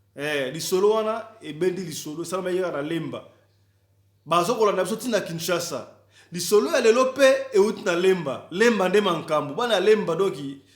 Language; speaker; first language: Lingala; native; Lingala